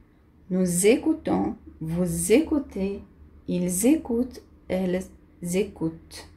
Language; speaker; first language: French; non-native, fluent; Portuguese